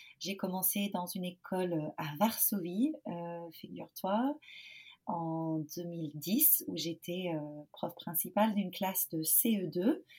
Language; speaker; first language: French; non-native, fluent; English